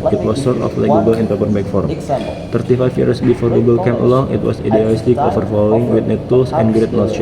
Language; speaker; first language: English; non-native, learner; Indonesian